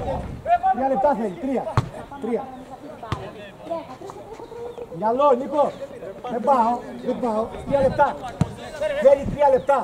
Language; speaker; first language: Greek; native; Greek